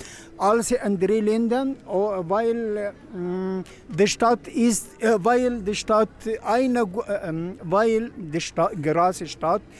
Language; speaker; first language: German; non-native, learner; Arabic